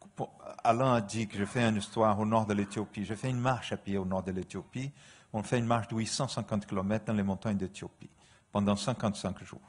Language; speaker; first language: French; non-native, fluent; Portuguese